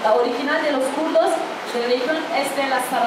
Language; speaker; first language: Spanish; non-native, fluent; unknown